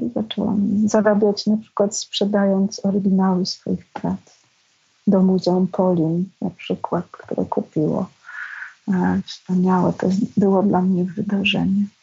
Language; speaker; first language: Polish; native; Polish